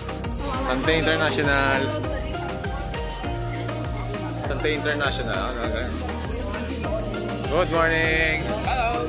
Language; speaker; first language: English; non-native, local second language; Filipino